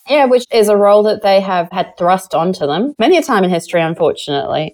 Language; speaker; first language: English; native; English